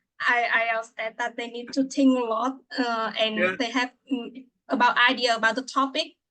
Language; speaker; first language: English; non-native, fluent; Vietnamese